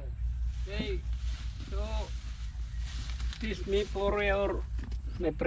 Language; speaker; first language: English; non-native, learner; Cebuano